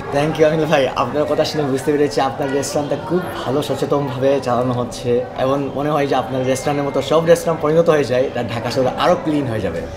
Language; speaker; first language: Bangla; non-native, fluent; Japanese